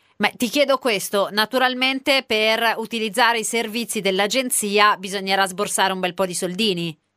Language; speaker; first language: Italian; native; Italian